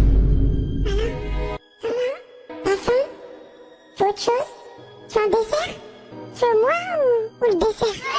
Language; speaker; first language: French; native; French